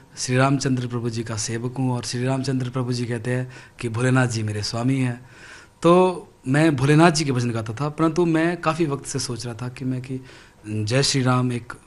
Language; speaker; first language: Hindi; native; Hindi